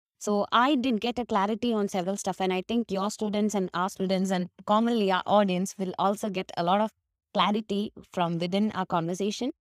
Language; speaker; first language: English; non-native, local second language; Malayalam